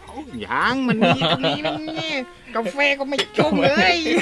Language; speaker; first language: Thai; non-native, local second language; Khmer